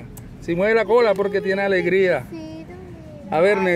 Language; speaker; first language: Spanish; native; Spanish